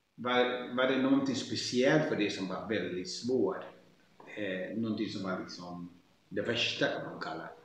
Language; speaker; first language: Swedish; non-native, fluent; Spanish